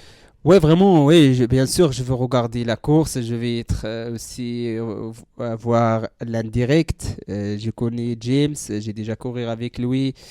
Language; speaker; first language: French; non-native, learner; Central Atlas Tamazight